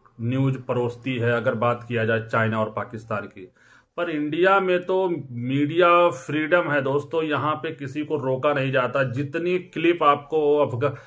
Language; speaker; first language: Hindi; native; Hindi